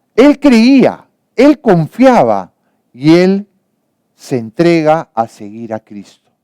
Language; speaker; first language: Spanish; native; Spanish